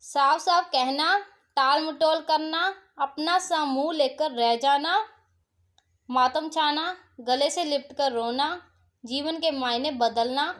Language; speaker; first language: Hindi; non-native, local second language; Punjabi